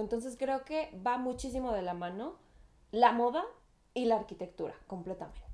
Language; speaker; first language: Spanish; native; Spanish